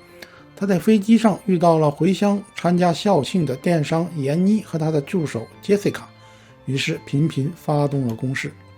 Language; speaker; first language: Chinese; native; Chinese